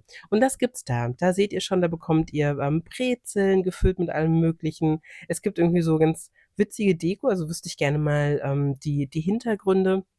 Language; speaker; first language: German; native; German